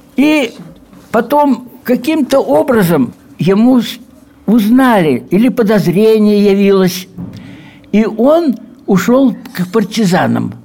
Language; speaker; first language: Russian; native; Russian